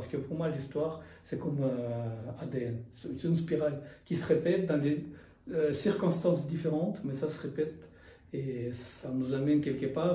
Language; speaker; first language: French; non-native, fluent; Russian